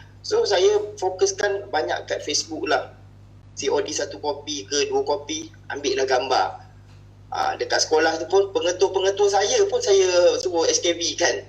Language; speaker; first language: Malay; native; Malay